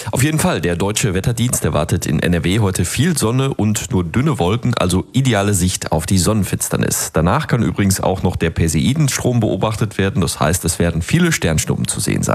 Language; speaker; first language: German; native; German